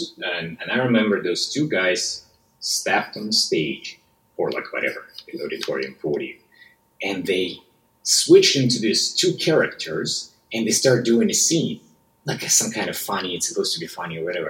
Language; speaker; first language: English; non-native, fluent; Russian